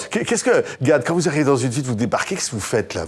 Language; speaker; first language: French; native; French